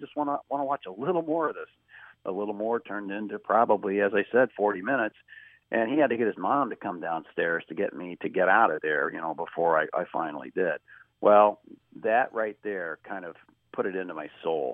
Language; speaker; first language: English; native; English